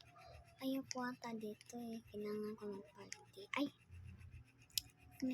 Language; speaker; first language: Filipino; non-native, local second language; Cebuano